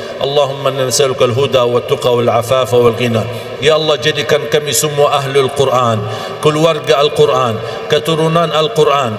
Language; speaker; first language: Malay; non-native, fluent; Arabic